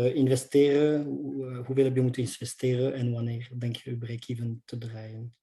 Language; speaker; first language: Dutch; non-native, local second language; French